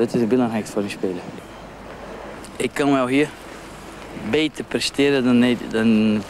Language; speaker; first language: Dutch; non-native, learner; Portuguese